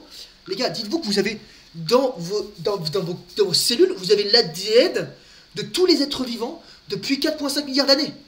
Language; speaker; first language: French; native; French